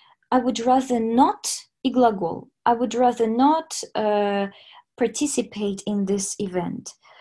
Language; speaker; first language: English; non-native, fluent; Russian